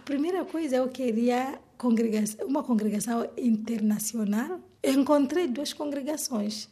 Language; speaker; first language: Portuguese; non-native, learner; Swahili